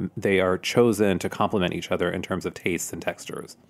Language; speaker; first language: English; native; English